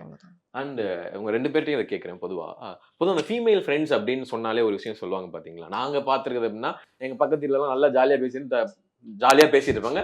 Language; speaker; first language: Tamil; native; Tamil